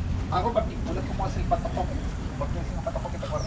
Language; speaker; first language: Spanish; native; Spanish